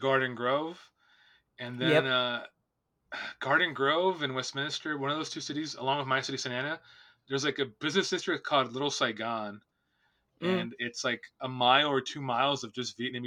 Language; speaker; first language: English; native; English